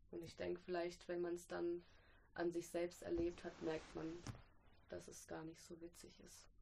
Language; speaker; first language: German; early bilingual, other home language; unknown